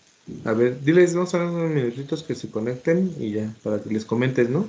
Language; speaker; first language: Spanish; native; Spanish